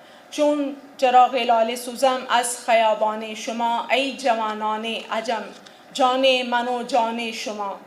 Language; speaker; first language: Persian; non-native, fluent; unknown